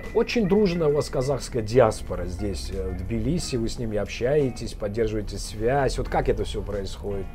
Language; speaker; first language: Russian; non-native, local second language; Georgian